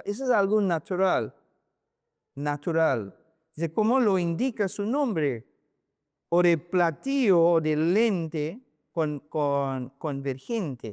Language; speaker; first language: Spanish; non-native, learner; English